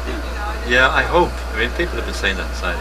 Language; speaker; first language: English; native; English